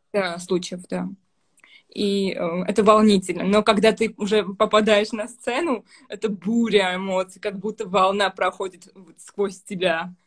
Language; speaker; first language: Russian; non-native, local second language; Armenian